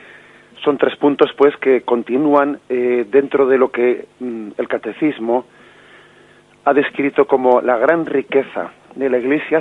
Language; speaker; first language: Spanish; native; Spanish